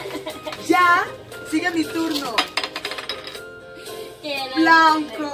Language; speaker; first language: Spanish; native; Spanish